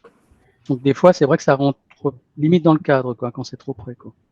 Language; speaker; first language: French; native; French